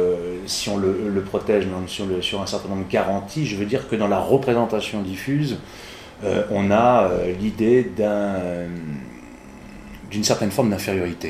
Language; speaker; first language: French; native; French